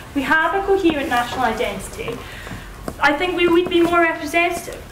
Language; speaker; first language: English; native; English